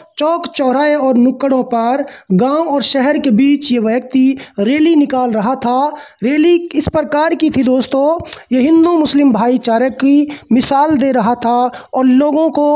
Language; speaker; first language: Hindi; native; Hindi